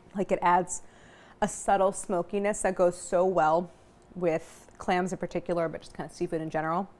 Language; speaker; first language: English; native; English